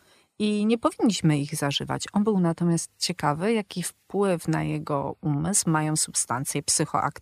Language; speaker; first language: Polish; native; Polish